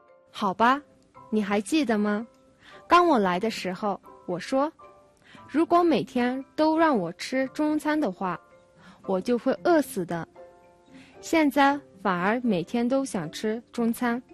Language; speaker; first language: Chinese; non-native, fluent; Mongolian